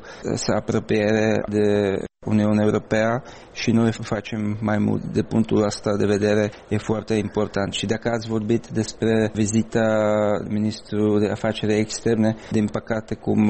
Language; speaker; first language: Romanian; non-native, learner; Czech